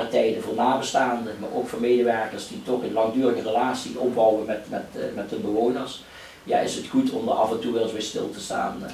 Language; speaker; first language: Dutch; native; Dutch